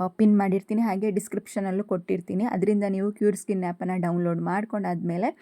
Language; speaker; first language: Kannada; native; Kannada